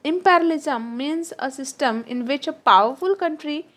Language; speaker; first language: English; non-native, local second language; Marathi